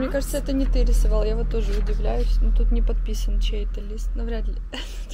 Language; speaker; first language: Russian; native; Russian